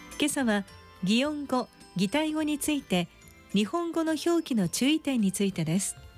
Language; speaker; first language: Japanese; native; Japanese